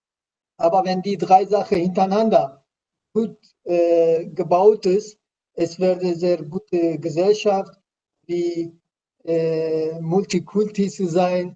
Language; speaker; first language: German; non-native, learner; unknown